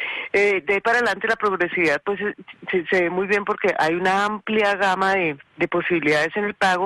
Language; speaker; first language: Spanish; native; Spanish